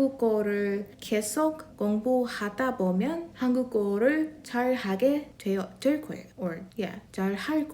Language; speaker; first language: Korean; non-native, fluent; English